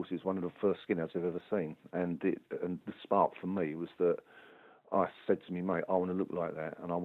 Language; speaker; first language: English; native; English